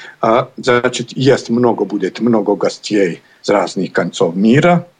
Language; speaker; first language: Russian; non-native, learner; Bosnian